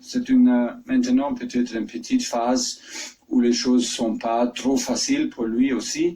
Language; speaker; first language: French; non-native, fluent; German